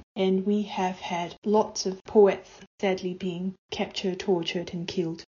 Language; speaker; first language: English; non-native, fluent; Burmese